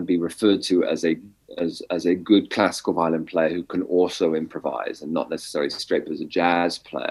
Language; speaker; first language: English; native; English